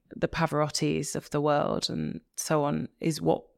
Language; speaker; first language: English; native; English